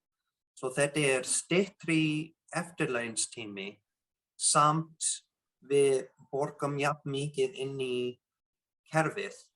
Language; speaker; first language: Icelandic; non-native, learner; English